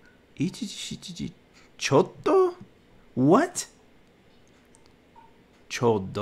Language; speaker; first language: Japanese; non-native, learner; English